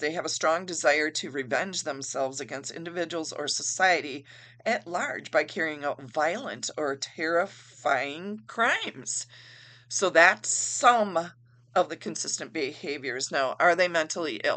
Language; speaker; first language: English; native; English